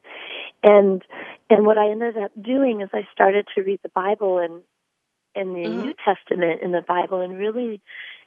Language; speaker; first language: English; native; English